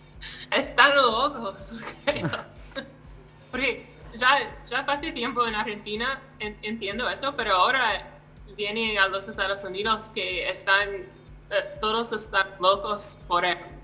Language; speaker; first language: Spanish; non-native, learner; English